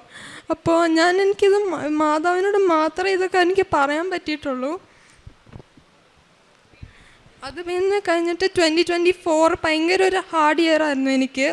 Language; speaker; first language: Malayalam; early bilingual, heritage; Malayalam